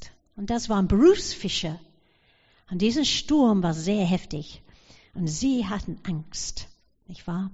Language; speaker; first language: German; non-native, fluent; English